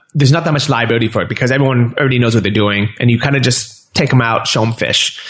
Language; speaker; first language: English; native; English